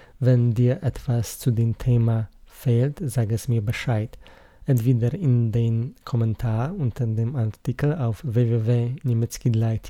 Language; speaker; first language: German; non-native, learner; Polish